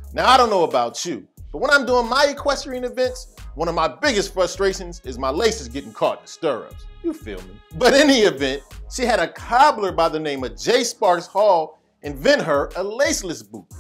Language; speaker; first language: English; native; English